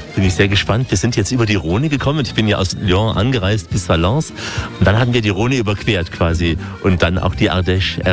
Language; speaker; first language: German; native; German